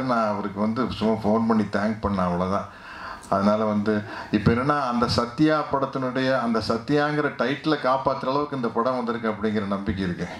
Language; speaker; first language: Tamil; native; Tamil